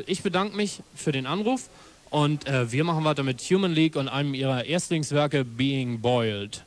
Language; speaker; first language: German; native; German